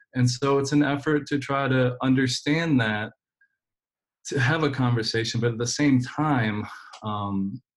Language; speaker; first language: English; native; English